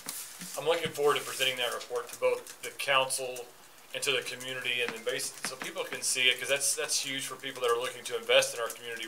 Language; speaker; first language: English; native; English